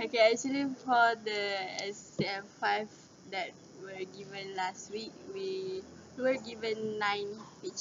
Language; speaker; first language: English; non-native, learner; Malay